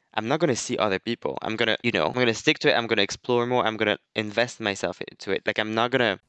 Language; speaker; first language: English; non-native, fluent; French